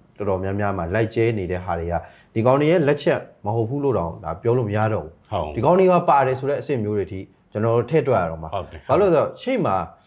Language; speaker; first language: Burmese; native; Burmese